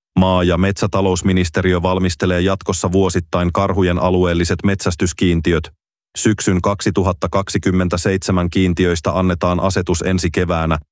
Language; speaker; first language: Finnish; native; Finnish